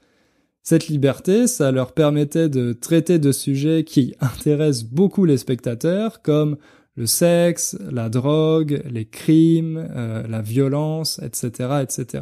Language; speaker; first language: French; native; French